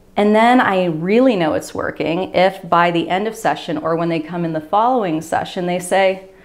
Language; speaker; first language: English; native; English